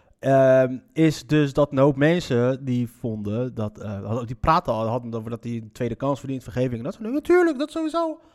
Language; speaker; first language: Dutch; early bilingual, other home language; Arabic